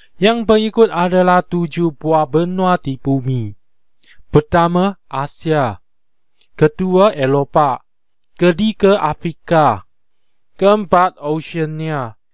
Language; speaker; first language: Malay; non-native, local second language; Chinese